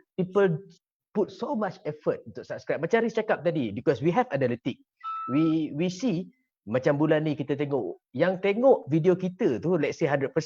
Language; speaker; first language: Malay; native; Malay